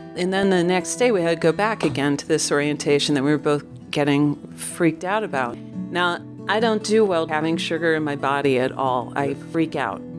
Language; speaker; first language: English; native; English